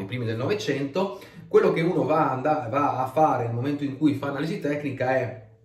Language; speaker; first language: Italian; native; Italian